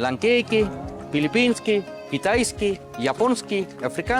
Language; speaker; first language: Russian; non-native, fluent; Sinhala